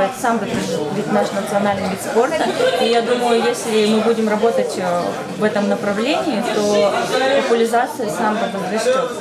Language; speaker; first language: Russian; native; Russian